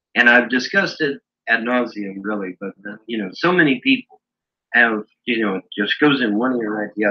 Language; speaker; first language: English; native; English